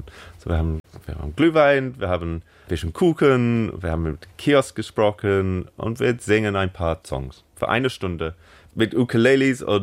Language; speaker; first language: German; non-native, learner; English